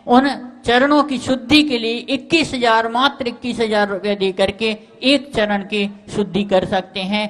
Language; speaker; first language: Hindi; native; Hindi